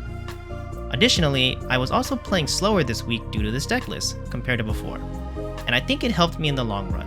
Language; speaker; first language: English; native; English